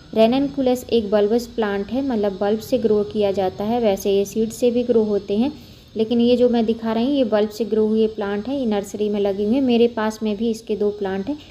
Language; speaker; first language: Hindi; non-native, local second language; Gujarati